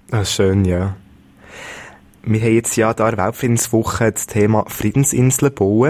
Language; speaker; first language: German; native; German